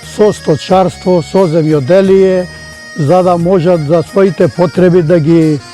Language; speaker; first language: Macedonian; native; Macedonian